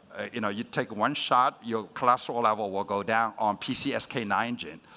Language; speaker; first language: English; non-native, fluent; Chinese